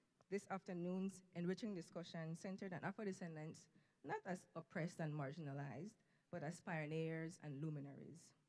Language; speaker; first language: English; native; English